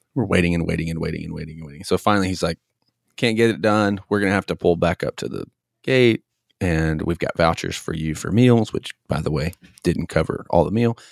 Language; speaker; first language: English; native; English